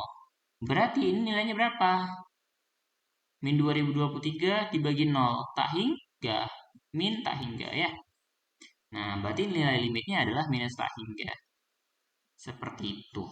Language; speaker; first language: Indonesian; native; Indonesian